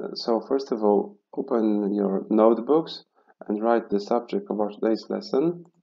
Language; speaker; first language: English; non-native, fluent; Polish